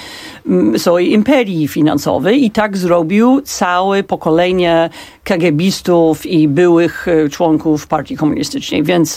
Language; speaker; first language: Polish; non-native, fluent; English